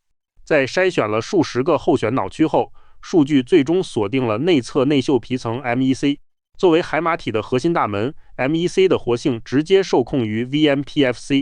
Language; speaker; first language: Chinese; native; Chinese